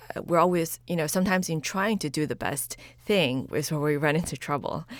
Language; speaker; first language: English; early bilingual, other home language; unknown